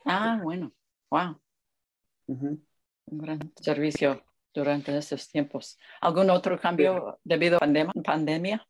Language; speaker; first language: Spanish; non-native, fluent; English